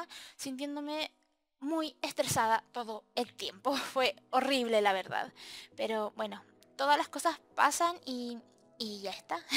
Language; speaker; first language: Spanish; native; Spanish